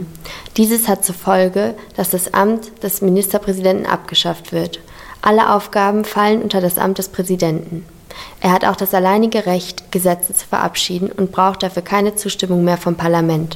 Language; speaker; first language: German; native; German